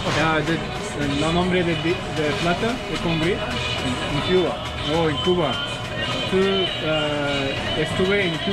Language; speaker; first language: Spanish; non-native, learner; Turkish